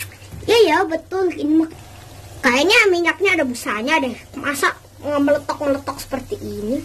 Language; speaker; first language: Indonesian; native; Indonesian